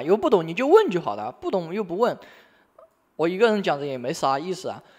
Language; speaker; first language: Chinese; native; Chinese